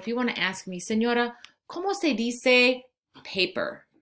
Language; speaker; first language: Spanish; non-native, fluent; English